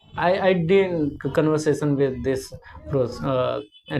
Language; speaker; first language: English; non-native, learner; Hindi